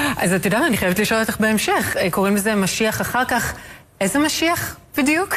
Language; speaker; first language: Hebrew; native; Hebrew